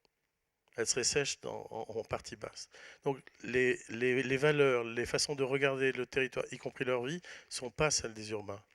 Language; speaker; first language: French; native; French